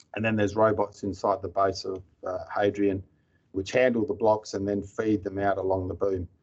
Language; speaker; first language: English; native; English